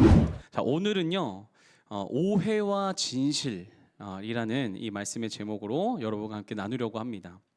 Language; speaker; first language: Korean; native; Korean